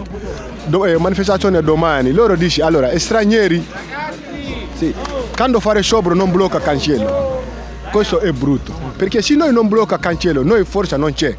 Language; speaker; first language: Italian; non-native, learner; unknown